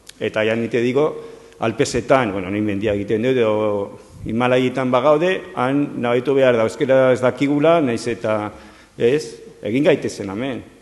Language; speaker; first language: Basque; non-native, local second language; Spanish